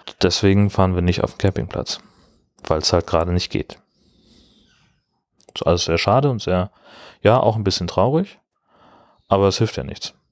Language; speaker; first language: German; native; German